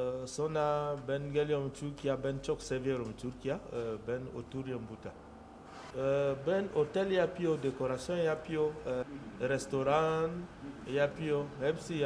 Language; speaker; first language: Turkish; non-native, learner; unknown